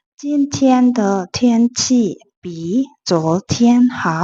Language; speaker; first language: Chinese; non-native, fluent; Burmese